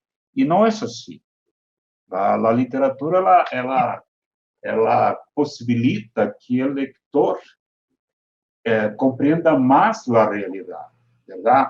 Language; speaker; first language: Spanish; non-native, fluent; Portuguese